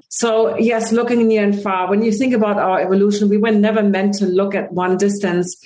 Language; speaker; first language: English; non-native, fluent; German